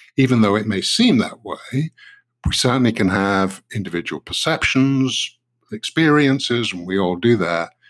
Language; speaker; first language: English; native; English